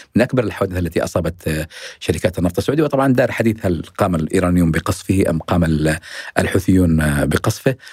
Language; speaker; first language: Arabic; native; Arabic